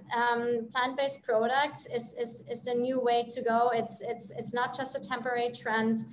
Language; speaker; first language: English; non-native, fluent; German